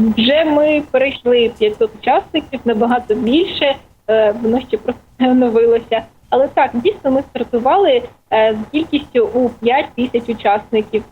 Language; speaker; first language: Ukrainian; non-native, local second language; Russian